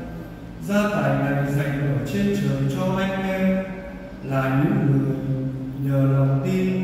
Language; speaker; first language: Vietnamese; native; Vietnamese